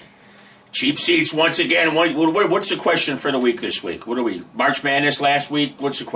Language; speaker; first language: English; native; English